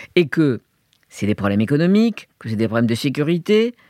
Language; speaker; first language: French; native; French